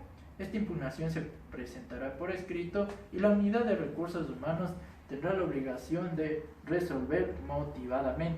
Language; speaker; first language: Spanish; native; Spanish